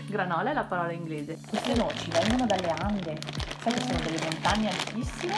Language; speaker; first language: Italian; non-native, fluent; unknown